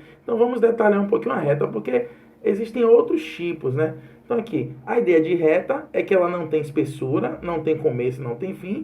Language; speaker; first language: Portuguese; native; Portuguese